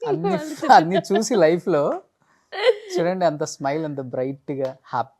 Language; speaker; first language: Telugu; native; Telugu